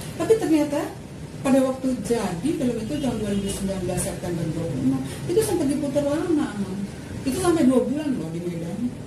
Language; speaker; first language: Indonesian; native; Indonesian